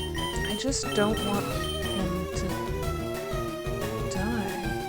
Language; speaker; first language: English; native; English